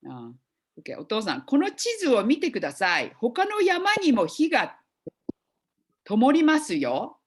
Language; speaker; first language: Japanese; non-native, fluent; English